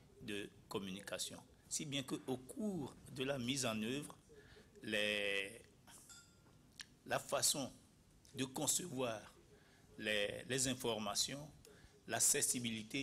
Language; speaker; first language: French; non-native, local second language; Ewe